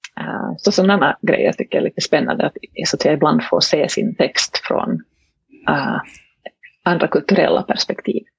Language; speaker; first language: Swedish; native; Swedish